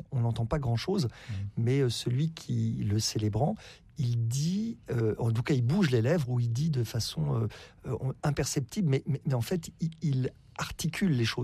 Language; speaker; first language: French; native; French